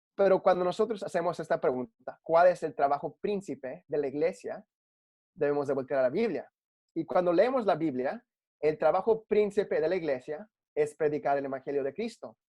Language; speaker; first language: Spanish; early bilingual, heritage; Spanish